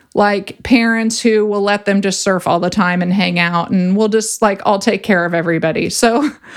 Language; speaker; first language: English; native; English